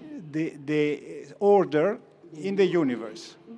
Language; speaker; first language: English; non-native, fluent; Greek